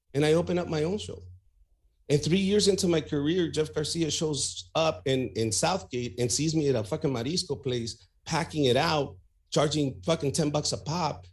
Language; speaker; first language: English; early bilingual, other home language; Spanish